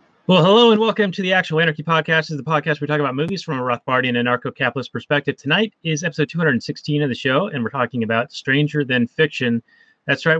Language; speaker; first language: English; native; English